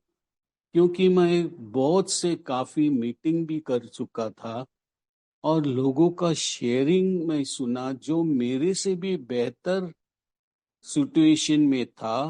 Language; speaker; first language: Hindi; non-native, local second language; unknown